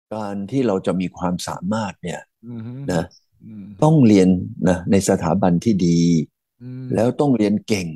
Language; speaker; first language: Thai; native; Thai